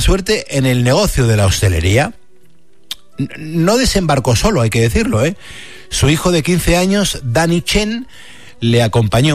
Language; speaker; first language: Spanish; native; Spanish